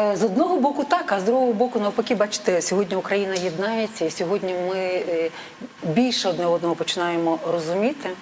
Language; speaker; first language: Ukrainian; native; Ukrainian